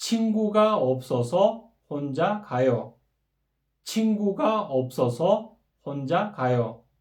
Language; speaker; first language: Korean; non-native, fluent; Kyrgyz